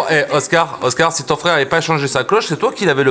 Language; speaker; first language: French; native; French